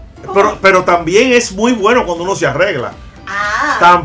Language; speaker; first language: Spanish; native; Spanish